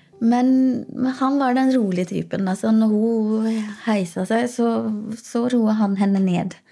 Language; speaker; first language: Norwegian; early bilingual, other home language; Portuguese